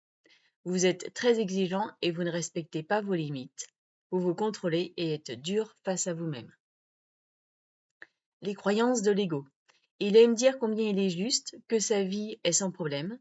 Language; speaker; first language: French; native; French